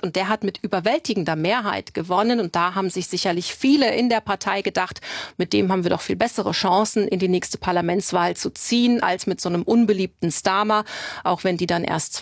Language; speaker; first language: German; native; German